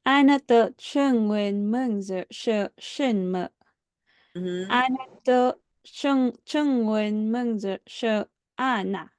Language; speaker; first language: Chinese; non-native, learner; Filipino